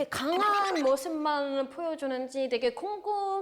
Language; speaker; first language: Korean; non-native, fluent; French